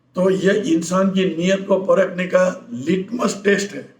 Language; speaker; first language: Hindi; non-native, local second language; Gujarati